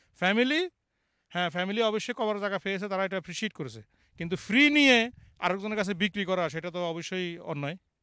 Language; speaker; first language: Bangla; native; Bangla